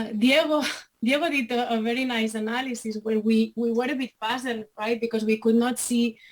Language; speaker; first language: English; non-native, fluent; Catalan